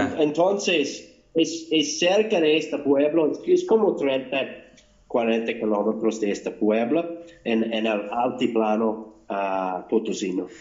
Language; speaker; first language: Spanish; non-native, learner; English